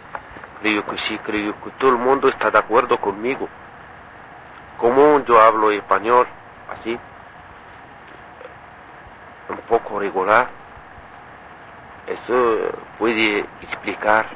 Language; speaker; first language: Spanish; non-native, learner; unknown